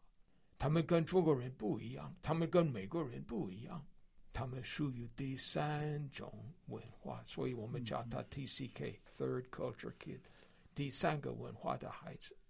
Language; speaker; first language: Chinese; non-native, fluent; English